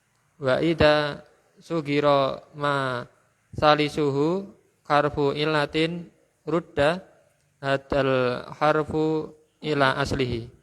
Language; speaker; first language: Arabic; non-native, learner; Indonesian